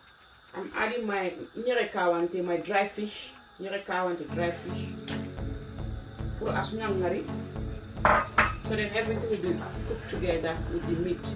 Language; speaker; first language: English; non-native, local second language; Mandingo